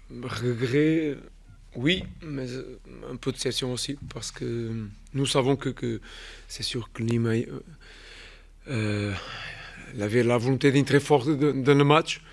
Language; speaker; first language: French; non-native, fluent; Portuguese